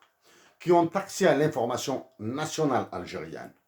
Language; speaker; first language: French; native; French